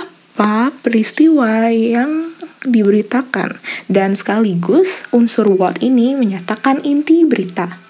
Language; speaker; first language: Indonesian; native; Indonesian